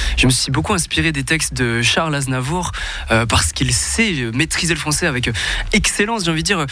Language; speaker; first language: French; native; French